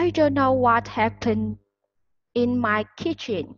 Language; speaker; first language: English; non-native, learner; Vietnamese